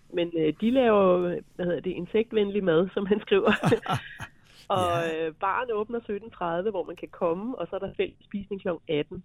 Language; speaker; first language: Danish; native; Danish